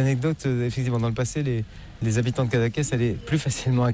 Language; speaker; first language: French; native; French